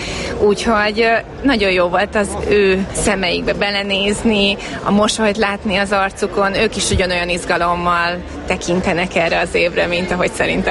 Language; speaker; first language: Hungarian; native; Hungarian